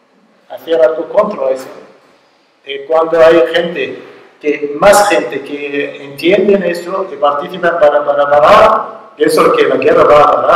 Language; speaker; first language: Spanish; non-native, learner; Arabic